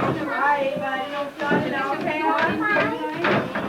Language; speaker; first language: Danish; native; Danish